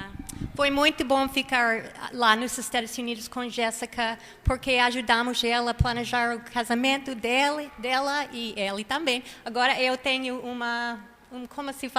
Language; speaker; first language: Portuguese; non-native, fluent; English